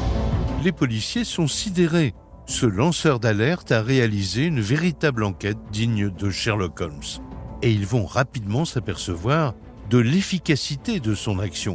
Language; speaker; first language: French; native; French